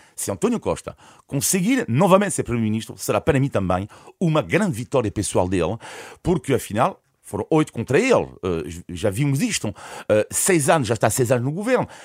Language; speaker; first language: Portuguese; non-native, fluent; French